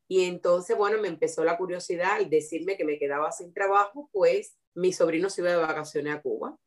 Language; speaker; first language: Spanish; native; Spanish